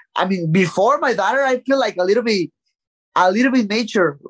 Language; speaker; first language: English; non-native, learner; Spanish